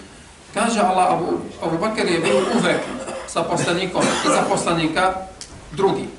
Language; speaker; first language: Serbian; non-native, fluent; Arabic